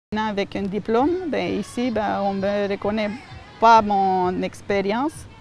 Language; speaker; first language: French; non-native, fluent; Romanian